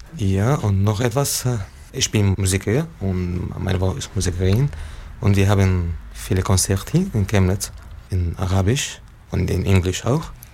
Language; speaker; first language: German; non-native, learner; Arabic